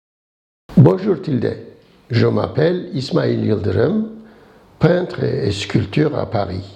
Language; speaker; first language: French; non-native, learner; Turkish